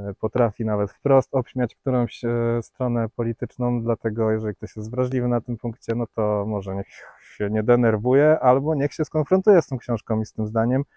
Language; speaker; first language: Polish; native; Polish